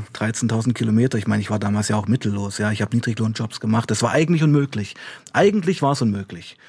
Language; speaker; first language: German; native; German